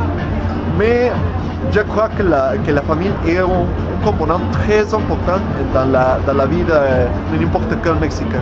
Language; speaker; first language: French; non-native, learner; Spanish